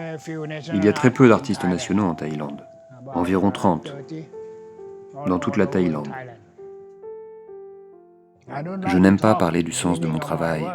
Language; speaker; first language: French; non-native, learner; Thai